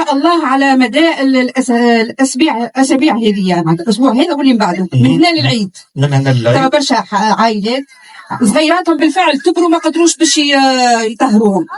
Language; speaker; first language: Arabic; native; Arabic